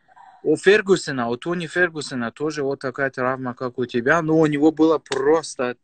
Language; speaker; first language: Russian; non-native, fluent; Persian